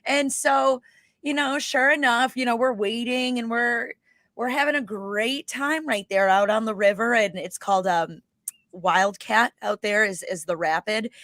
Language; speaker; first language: English; native; English